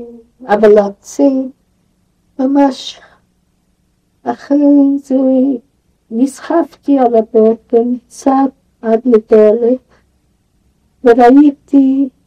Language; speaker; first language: Hebrew; non-native, fluent; Yiddish